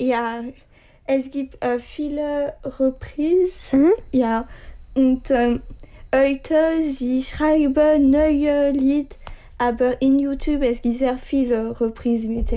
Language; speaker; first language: German; non-native, learner; French